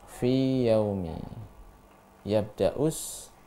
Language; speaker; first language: Arabic; non-native, fluent; Indonesian